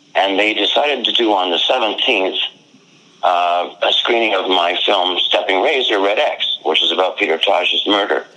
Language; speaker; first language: English; native; English